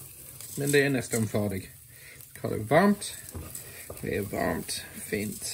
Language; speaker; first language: Swedish; non-native, fluent; English